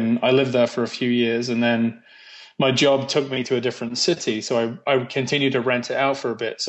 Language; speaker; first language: English; native; English